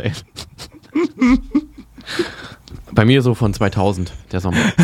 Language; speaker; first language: German; native; German